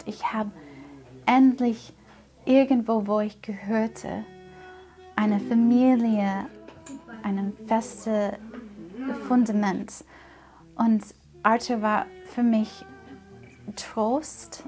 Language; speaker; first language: German; non-native, fluent; English